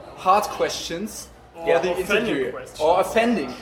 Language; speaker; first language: English; non-native, fluent; German